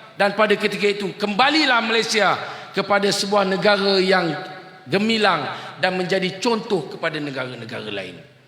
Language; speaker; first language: Malay; native; Malay